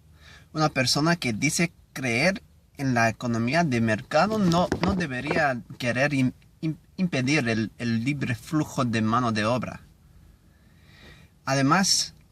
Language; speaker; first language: Spanish; non-native, learner; English